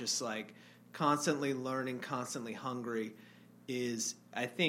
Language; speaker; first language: English; native; English